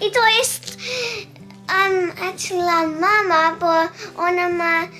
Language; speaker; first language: Polish; early bilingual, heritage; Polish